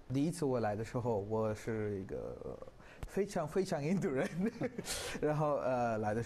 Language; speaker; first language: Chinese; non-native, learner; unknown